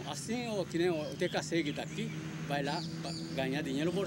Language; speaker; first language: Portuguese; early bilingual, other home language; Japanese